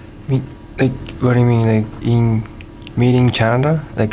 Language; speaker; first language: English; non-native, learner; Japanese